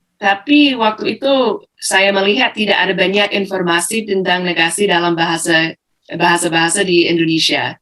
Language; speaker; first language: Indonesian; non-native, fluent; English